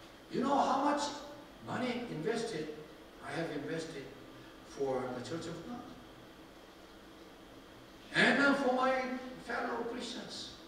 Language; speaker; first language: English; non-native, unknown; Korean